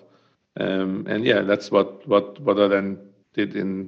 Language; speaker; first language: English; non-native, fluent; German